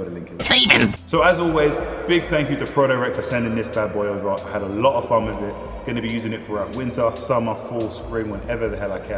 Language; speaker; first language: English; native; English